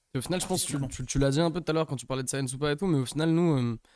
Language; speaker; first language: French; non-native, fluent; English